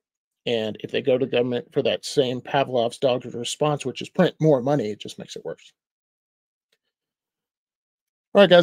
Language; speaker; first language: English; native; English